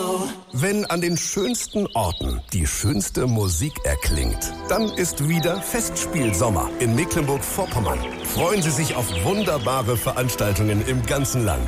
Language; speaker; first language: German; native; German